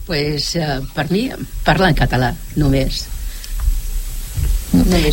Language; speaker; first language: Catalan; non-native, local second language; Spanish